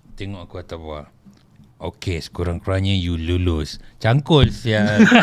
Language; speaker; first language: Malay; native; Malay